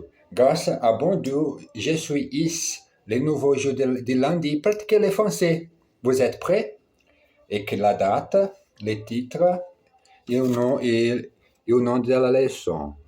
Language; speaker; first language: French; non-native, learner; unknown